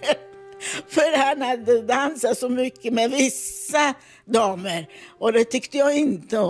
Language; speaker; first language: Swedish; non-native, fluent; Italian